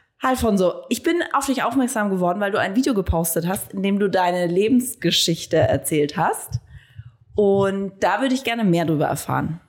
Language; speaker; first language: German; native; German